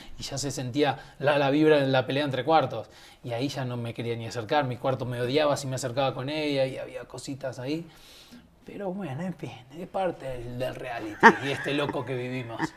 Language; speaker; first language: Spanish; native; Spanish